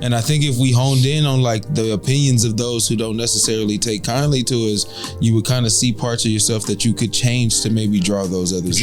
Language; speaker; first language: English; native; English